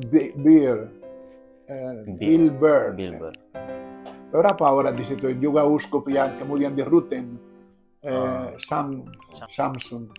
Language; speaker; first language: Indonesian; non-native, fluent; Spanish